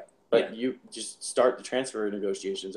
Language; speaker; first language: English; native; English